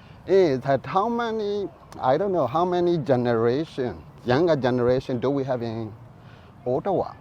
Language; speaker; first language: English; non-native, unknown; Burmese